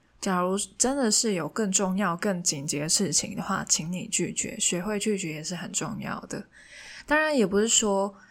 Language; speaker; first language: Chinese; non-native, local second language; Cantonese